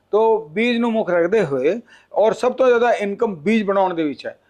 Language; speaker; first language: Hindi; non-native, local second language; Punjabi